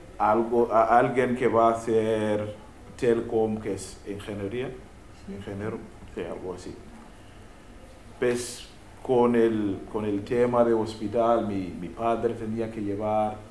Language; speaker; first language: Spanish; non-native, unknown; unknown